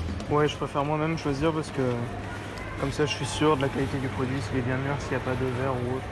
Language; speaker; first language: French; native; French